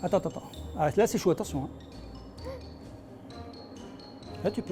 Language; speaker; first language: French; native; French